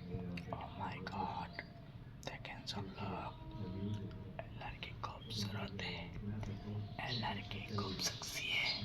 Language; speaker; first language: Hindi; non-native, learner; Bangla